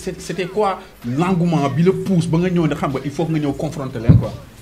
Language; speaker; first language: French; non-native, local second language; Wolof